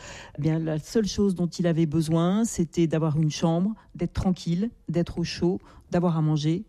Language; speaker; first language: French; native; French